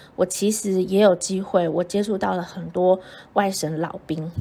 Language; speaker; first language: Chinese; native; Chinese